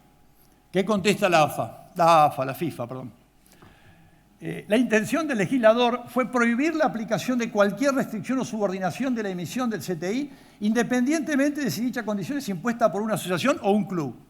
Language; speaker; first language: Spanish; native; Spanish